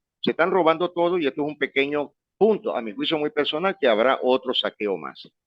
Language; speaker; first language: Spanish; native; Spanish